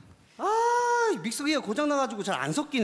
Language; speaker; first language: Korean; native; Korean